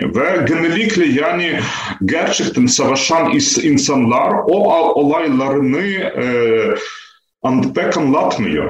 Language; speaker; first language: Turkish; non-native, fluent; Ukrainian